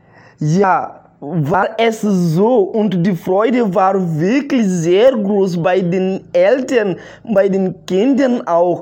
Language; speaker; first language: German; non-native, learner; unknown